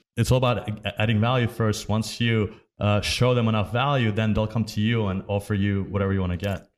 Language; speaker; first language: English; early bilingual, other home language; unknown